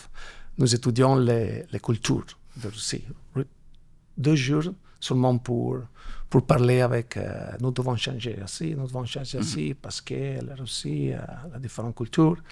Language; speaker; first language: French; non-native, learner; Italian